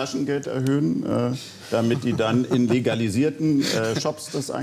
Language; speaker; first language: German; native; German